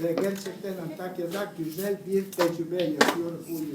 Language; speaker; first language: Turkish; non-native, learner; Italian